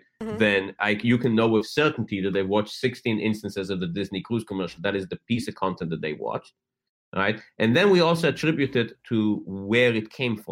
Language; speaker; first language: English; native; English